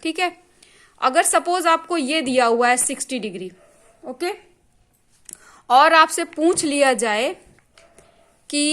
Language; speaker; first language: Hindi; native; Hindi